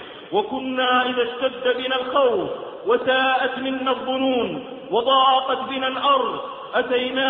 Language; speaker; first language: Arabic; native; Arabic